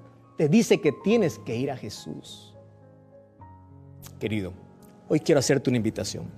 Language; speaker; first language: Spanish; native; Spanish